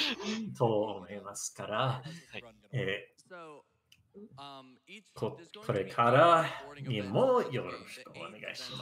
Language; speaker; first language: Japanese; non-native, learner; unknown